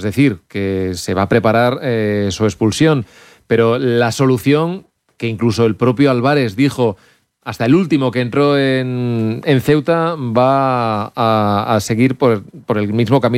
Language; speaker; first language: Spanish; native; Spanish